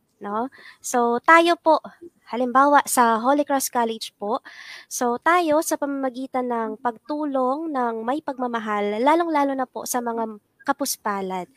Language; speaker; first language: Filipino; non-native, local second language; Pampanga